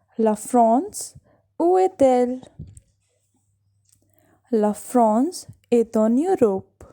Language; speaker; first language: French; non-native, fluent; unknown